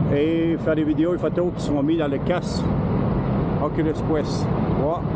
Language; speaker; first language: French; native; French